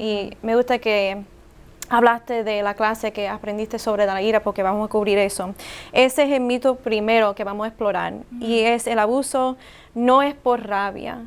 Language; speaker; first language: Spanish; early bilingual, heritage; Spanish